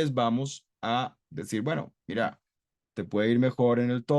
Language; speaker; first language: Spanish; non-native, fluent; English